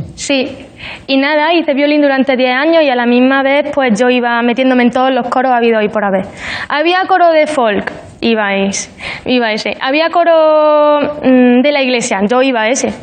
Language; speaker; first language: Spanish; native; Spanish